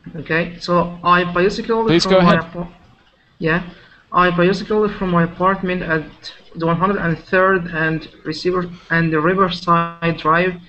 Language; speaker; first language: English; non-native, local second language; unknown